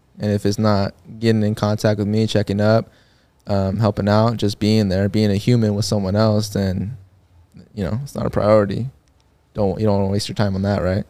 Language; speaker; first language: English; native; English